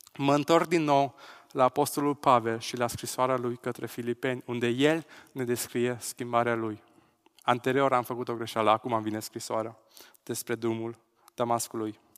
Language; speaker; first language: Romanian; non-native, local second language; Hungarian